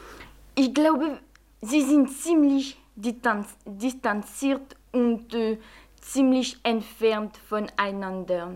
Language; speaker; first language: German; non-native, fluent; French